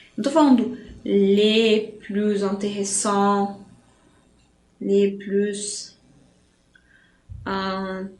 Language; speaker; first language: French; non-native, fluent; Portuguese